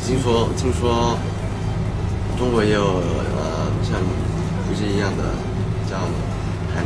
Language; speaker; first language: Chinese; early bilingual, heritage; Chinese